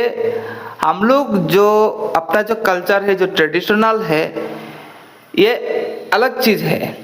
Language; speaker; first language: Hindi; non-native, local second language; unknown